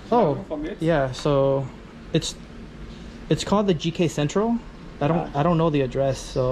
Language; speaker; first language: English; early bilingual, other home language; Vietnamese